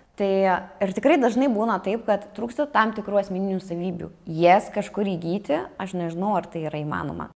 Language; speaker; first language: Lithuanian; native; Lithuanian